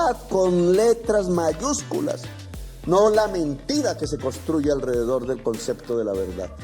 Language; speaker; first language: Spanish; native; Spanish